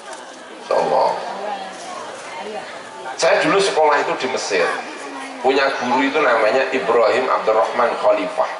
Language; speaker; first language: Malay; non-native, local second language; Javanese